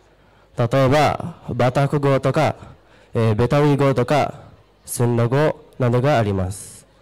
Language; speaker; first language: Japanese; non-native, learner; Sundanese